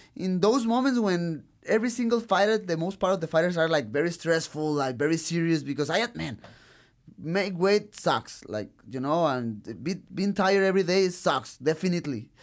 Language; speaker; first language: English; non-native, learner; Spanish